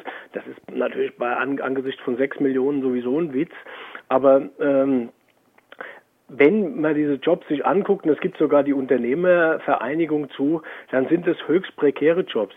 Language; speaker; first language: German; native; German